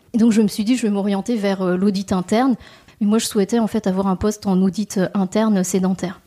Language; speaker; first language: French; native; French